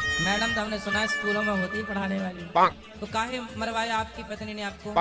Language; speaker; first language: Hindi; native; Hindi